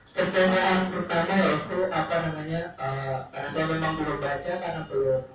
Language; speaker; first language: Indonesian; native; Indonesian